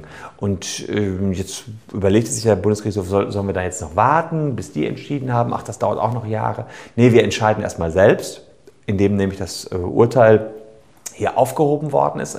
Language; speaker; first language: German; native; German